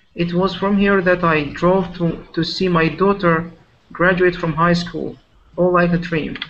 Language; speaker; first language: English; non-native, local second language; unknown